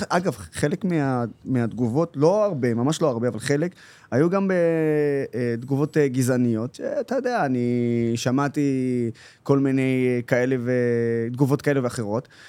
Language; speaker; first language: Hebrew; non-native, local second language; Arabic